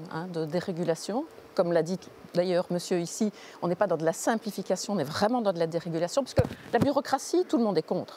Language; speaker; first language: French; native; French